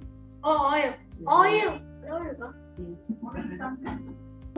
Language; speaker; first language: English; non-native, learner; Indonesian